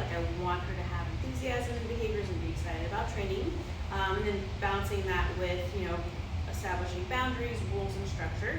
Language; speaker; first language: English; native; English